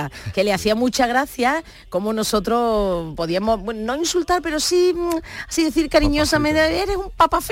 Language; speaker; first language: Spanish; native; Spanish